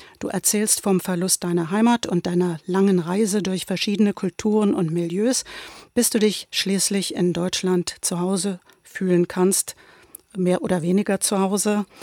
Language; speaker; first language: German; native; German